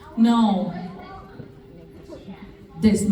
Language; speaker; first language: English; non-native, fluent; Thai